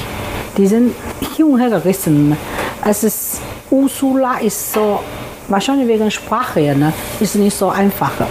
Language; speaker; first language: German; non-native, fluent; Chinese